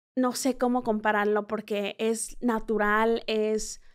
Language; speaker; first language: Spanish; early bilingual, heritage; Spanish